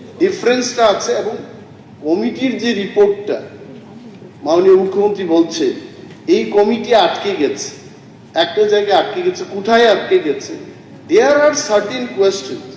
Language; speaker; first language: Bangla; non-native, local second language; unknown